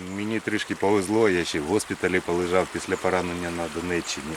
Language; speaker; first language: Ukrainian; native; Ukrainian